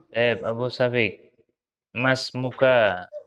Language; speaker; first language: Indonesian; native; Indonesian